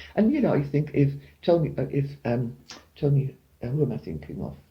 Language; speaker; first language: English; non-native, fluent; Dutch